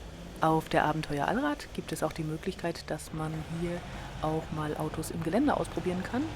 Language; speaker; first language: German; native; German